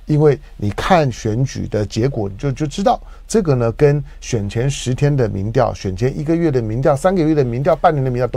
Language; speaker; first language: Chinese; native; Chinese